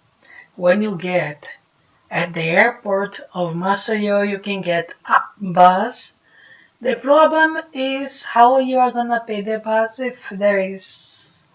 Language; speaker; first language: English; non-native, fluent; Portuguese